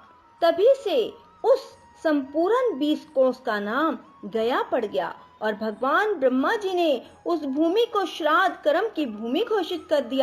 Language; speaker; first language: Hindi; native; Hindi